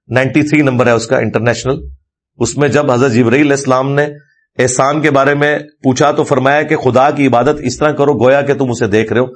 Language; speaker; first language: Urdu; non-native, local second language; Punjabi